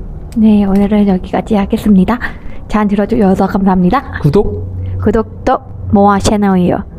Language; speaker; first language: Korean; non-native, learner; Thai